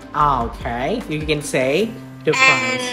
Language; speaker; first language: English; non-native, fluent; Vietnamese